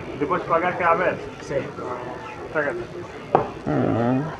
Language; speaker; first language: Portuguese; non-native, learner; Bangla